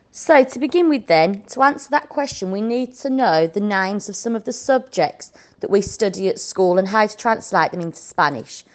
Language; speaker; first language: English; native; English